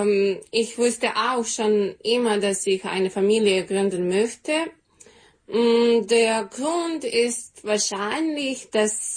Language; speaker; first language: German; non-native, learner; Serbian